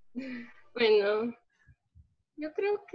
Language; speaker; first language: Spanish; early bilingual, other home language; Portuguese